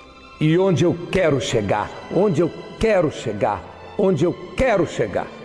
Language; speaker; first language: Portuguese; native; Portuguese